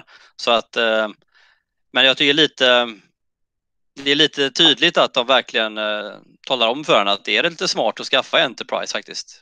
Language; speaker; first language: Swedish; native; Swedish